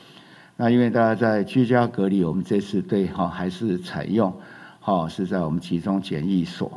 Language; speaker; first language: Chinese; native; Chinese